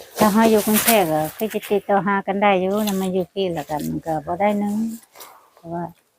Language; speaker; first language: Thai; early bilingual, other home language; Burmese